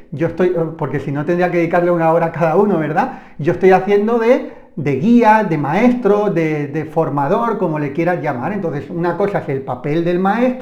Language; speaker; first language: Spanish; native; Spanish